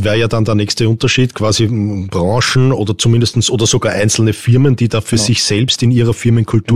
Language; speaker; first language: German; native; German